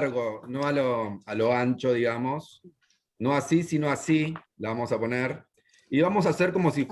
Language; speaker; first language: Spanish; native; Spanish